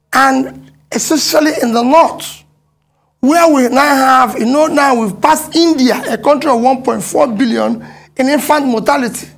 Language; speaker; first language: English; non-native, local second language; Igbo